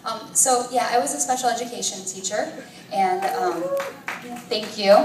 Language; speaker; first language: English; native; English